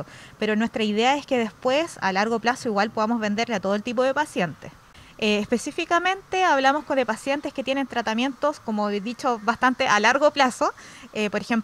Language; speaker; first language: Spanish; native; Spanish